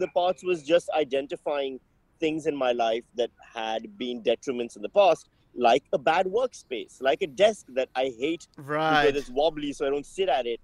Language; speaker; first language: English; non-native, local second language; Urdu